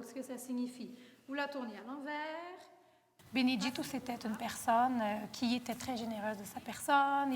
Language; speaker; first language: French; non-native, fluent; Portuguese